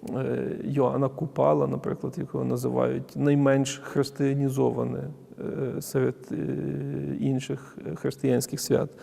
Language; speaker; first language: Ukrainian; native; Ukrainian